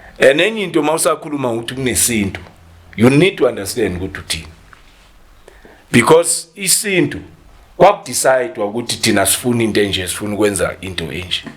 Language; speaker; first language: Zulu; native; Zulu